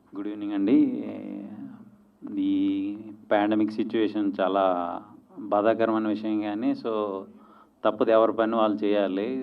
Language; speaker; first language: Telugu; native; Telugu